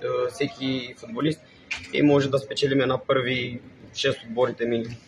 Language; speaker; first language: Bulgarian; non-native, fluent; Romanian